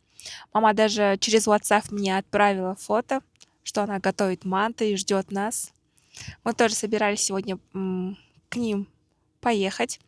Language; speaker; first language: Russian; non-native, local second language; Kazakh